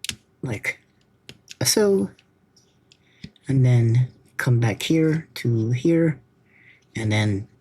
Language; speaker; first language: English; native; English